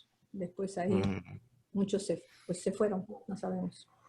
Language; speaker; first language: Spanish; early bilingual, other home language; Hungarian